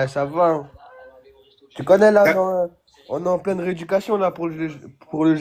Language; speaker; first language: French; native; French